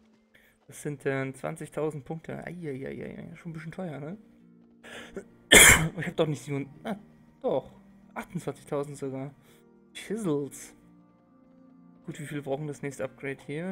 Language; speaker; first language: German; native; German